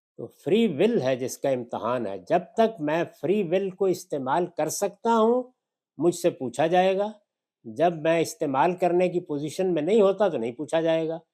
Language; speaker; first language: Urdu; non-native, local second language; Punjabi